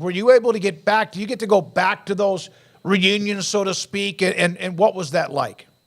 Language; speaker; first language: English; native; English